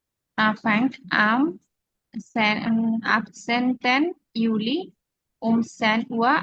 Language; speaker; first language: German; non-native, learner; Bangla